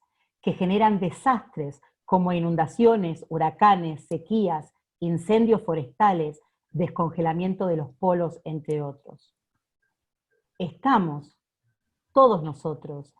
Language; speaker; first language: Spanish; native; Spanish